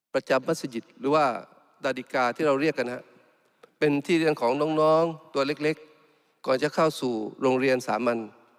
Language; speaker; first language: Thai; non-native, local second language; Malay